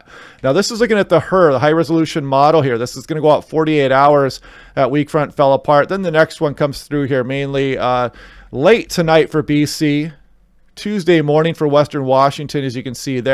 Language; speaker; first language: English; native; English